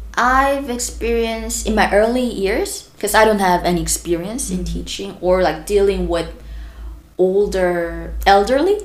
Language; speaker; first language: English; non-native, fluent; Korean